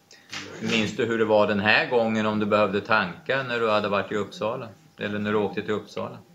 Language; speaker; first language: Swedish; native; Swedish